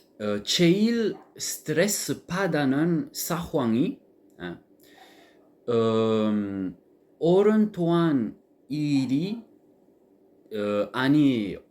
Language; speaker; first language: Korean; non-native, learner; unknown